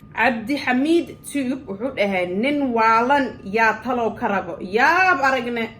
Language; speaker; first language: Somali; early bilingual, heritage; Somali